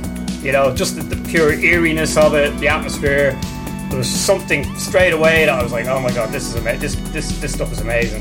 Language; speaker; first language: English; native; English